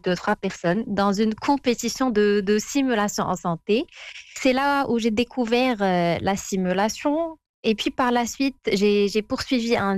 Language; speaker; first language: French; non-native, local second language; Arabic